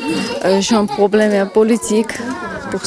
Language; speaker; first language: French; non-native, learner; Armenian